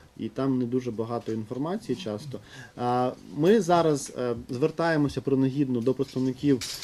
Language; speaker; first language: Ukrainian; native; Ukrainian